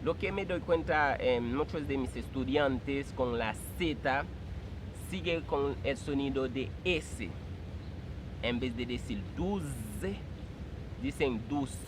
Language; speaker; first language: Spanish; non-native, fluent; Haitian Creole